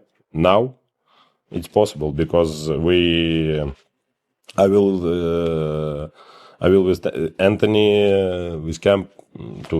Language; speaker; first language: English; non-native, learner; Ukrainian